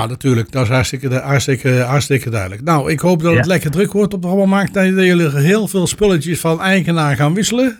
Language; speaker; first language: Dutch; native; Dutch